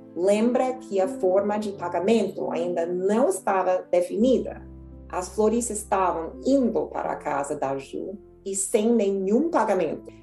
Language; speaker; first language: Portuguese; non-native, fluent; English